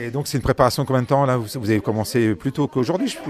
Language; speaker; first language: French; native; French